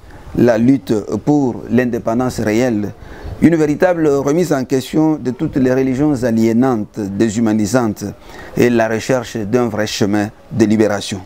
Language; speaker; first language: French; non-native, local second language; Luba-Lulua